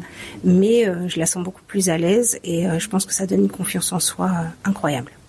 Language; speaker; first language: French; native; French